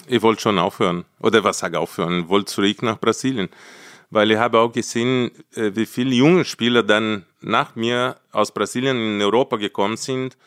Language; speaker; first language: German; non-native, fluent; Portuguese